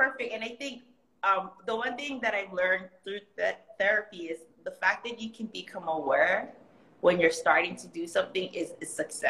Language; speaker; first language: English; early bilingual, other home language; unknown